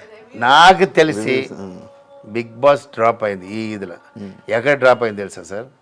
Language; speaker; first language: Telugu; non-native, learner; Tamil